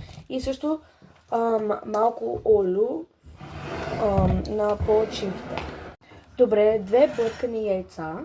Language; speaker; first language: Bulgarian; early bilingual, heritage; Bulgarian